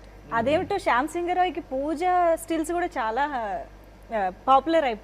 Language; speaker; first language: Telugu; native; Telugu